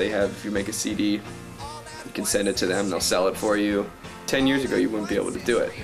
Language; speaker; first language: English; native; English